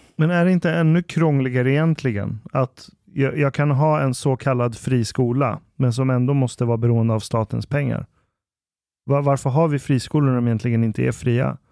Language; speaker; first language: Swedish; early bilingual, other home language; Persian